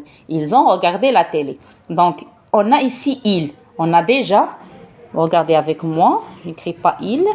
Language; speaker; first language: French; non-native, local second language; Arabic